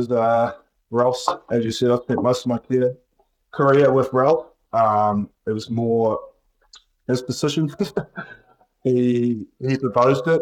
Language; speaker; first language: English; native; English